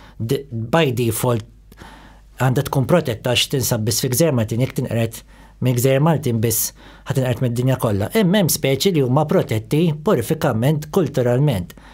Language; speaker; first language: Maltese; native; Maltese